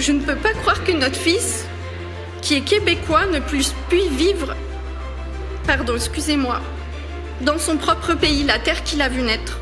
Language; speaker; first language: French; native; French